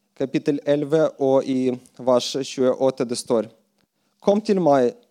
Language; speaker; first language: Norwegian; non-native, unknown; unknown